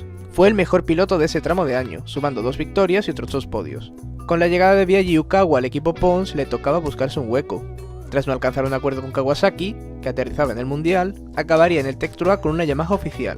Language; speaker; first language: Spanish; native; Spanish